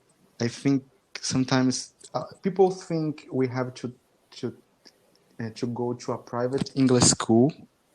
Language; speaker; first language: English; non-native, fluent; Portuguese